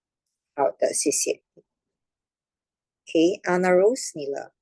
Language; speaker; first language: Chinese; non-native, fluent; Filipino